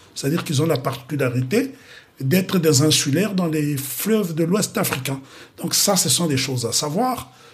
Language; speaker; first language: French; non-native, local second language; Kongo